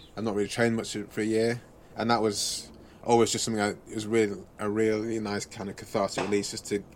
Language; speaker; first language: English; native; English